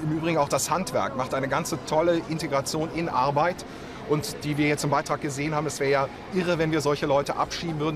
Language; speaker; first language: German; native; German